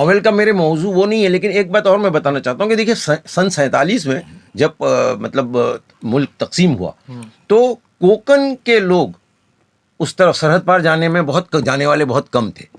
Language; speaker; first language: Hindi; non-native, local second language; Konkani